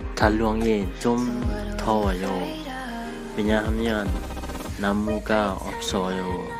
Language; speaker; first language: Korean; non-native, learner; Hmong